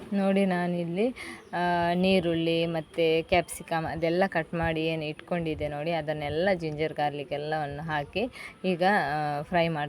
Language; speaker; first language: Kannada; native; Kannada